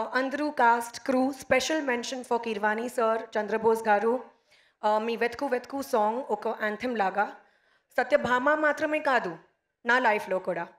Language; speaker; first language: Telugu; non-native, local second language; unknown